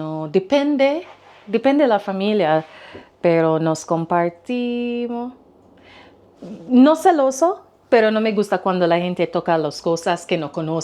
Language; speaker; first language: Spanish; non-native, learner; English